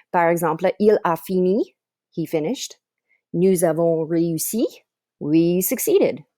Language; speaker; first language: French; non-native, fluent; English